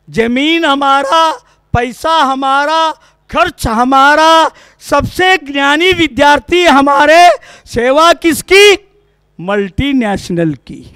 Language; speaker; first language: Hindi; non-native, local second language; Kannada